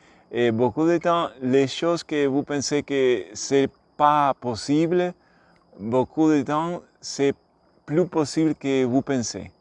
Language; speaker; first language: French; non-native, learner; English